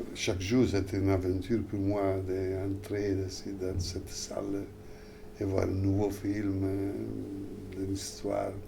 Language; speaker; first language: French; non-native, fluent; Italian